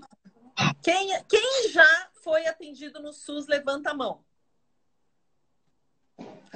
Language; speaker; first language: Portuguese; native; Portuguese